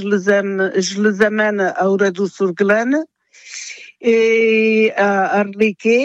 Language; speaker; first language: French; non-native, fluent; Portuguese